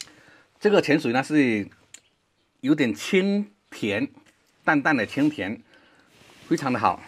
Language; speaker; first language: Chinese; native; Chinese